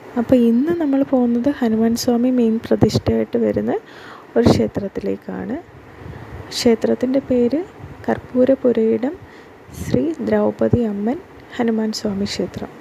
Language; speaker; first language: Malayalam; native; Malayalam